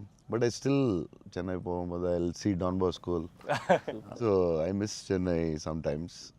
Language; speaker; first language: Tamil; non-native, local second language; Telugu